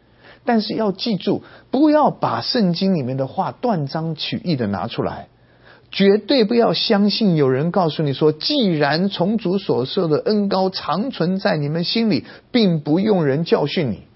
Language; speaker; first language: Chinese; native; Chinese